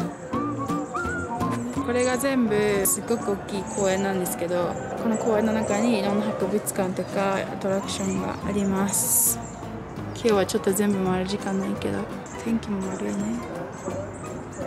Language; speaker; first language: Japanese; native; Japanese